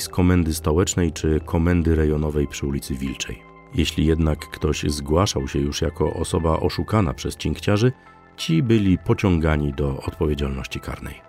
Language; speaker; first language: Polish; native; Polish